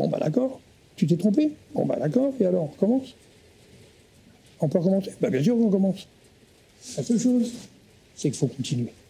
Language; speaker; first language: French; native; French